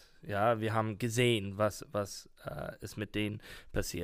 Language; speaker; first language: German; non-native, learner; English